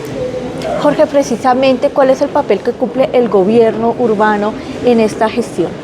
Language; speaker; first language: Spanish; native; Spanish